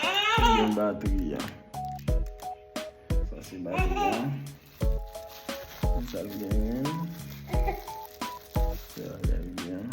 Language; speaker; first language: French; non-native, learner; Haitian Creole